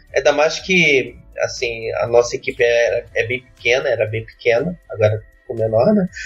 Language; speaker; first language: Portuguese; native; Portuguese